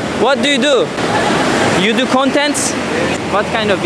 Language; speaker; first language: English; non-native, learner; Turkish